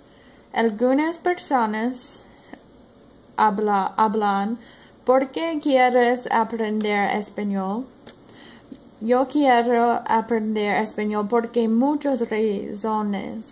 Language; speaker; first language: Spanish; non-native, learner; English